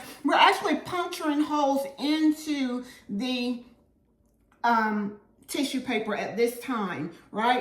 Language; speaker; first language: English; native; English